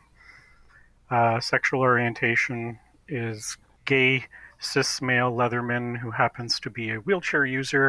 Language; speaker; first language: English; native; English